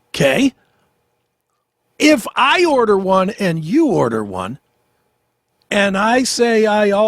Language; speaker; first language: English; native; English